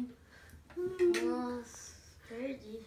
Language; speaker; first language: Portuguese; native; Portuguese